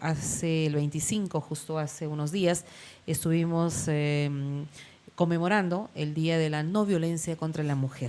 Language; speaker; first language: Spanish; native; Spanish